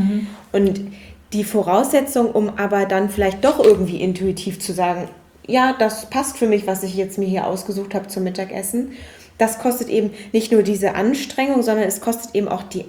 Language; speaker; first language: German; native; German